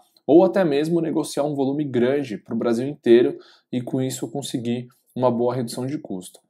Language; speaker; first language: Portuguese; native; Portuguese